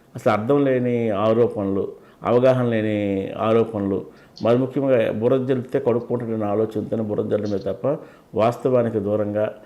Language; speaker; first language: Telugu; native; Telugu